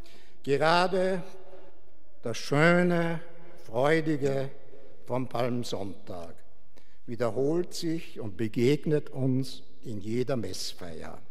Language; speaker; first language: German; native; German